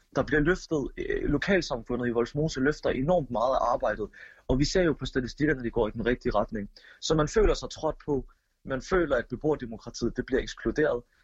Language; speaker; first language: Danish; early bilingual, other home language; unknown